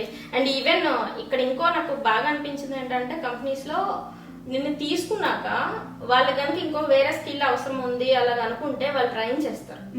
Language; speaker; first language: Telugu; native; Telugu